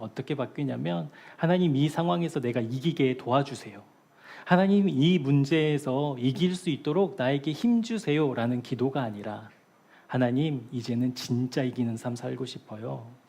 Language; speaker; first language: Korean; native; Korean